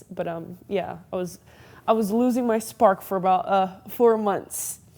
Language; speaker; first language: English; native; English